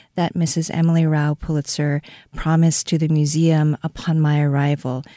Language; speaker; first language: English; non-native, fluent; Korean